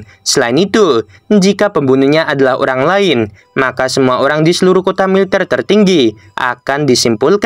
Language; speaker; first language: Indonesian; native; Indonesian